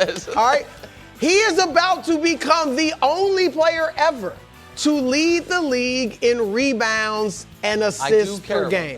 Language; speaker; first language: English; native; English